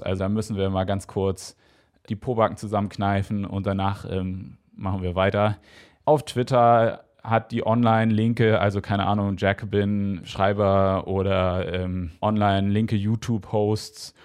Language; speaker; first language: German; native; German